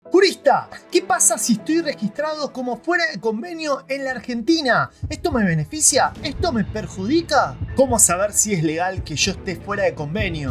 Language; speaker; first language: Spanish; native; Spanish